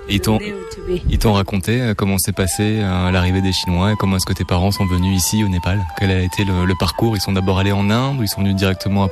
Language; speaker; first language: French; native; French